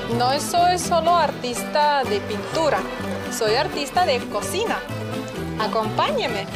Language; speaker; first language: Spanish; non-native, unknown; Russian